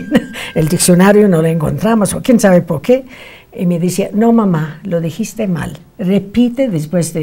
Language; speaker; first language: Spanish; non-native, fluent; English